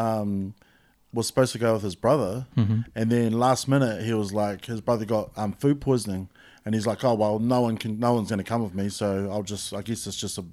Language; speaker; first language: English; native; English